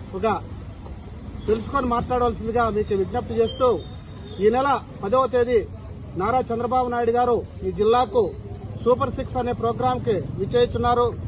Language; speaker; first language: Telugu; native; Telugu